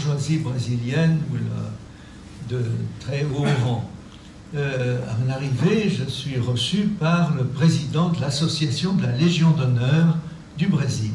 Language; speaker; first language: French; native; French